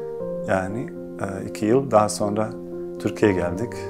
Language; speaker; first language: Turkish; non-native, fluent; Bosnian